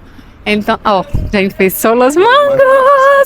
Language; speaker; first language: Spanish; non-native, fluent; Portuguese